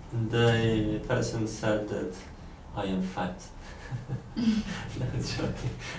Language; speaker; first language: English; non-native, learner; Polish